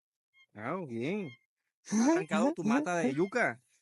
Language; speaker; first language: Spanish; native; Spanish